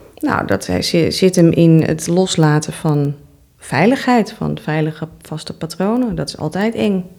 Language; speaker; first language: Dutch; native; Dutch